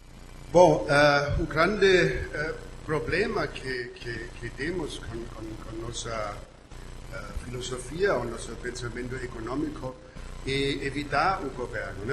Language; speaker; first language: Portuguese; non-native, learner; German